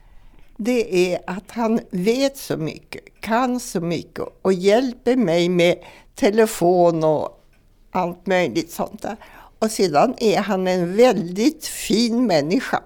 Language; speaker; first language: Swedish; native; Swedish